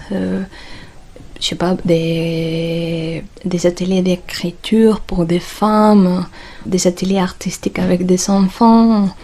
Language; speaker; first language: French; non-native, fluent; Spanish